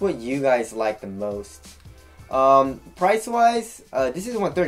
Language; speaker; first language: English; native; English